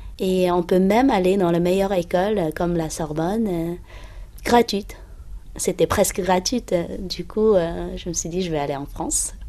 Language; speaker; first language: French; non-native, fluent; Uyghur